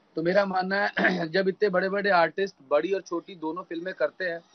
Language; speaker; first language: Hindi; native; Hindi